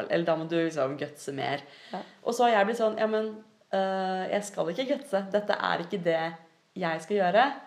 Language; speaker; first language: Norwegian; native; Norwegian